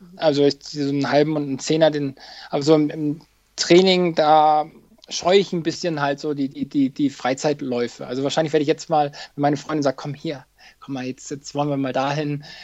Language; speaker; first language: German; native; German